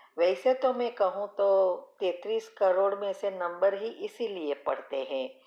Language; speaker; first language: Hindi; native; Hindi